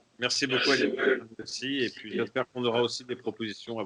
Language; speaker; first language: French; native; French